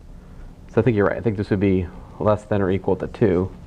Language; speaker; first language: English; native; English